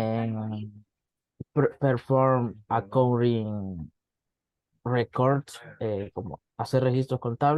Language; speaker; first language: English; non-native, learner; Spanish